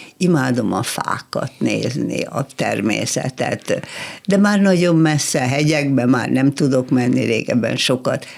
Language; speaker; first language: Hungarian; native; Hungarian